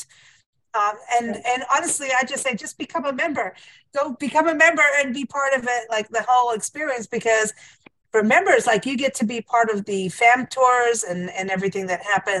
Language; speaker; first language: English; native; English